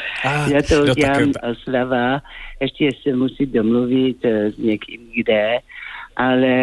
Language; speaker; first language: Czech; non-native, fluent; French